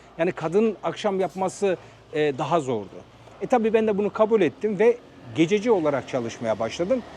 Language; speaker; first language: Turkish; early bilingual, heritage; Turkish